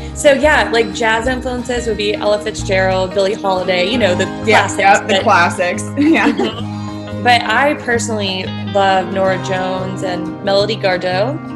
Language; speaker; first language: English; native; English